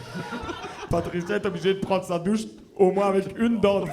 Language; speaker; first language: French; native; French